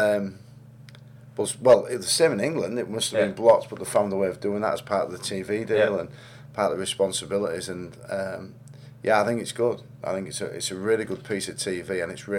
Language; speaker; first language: English; native; English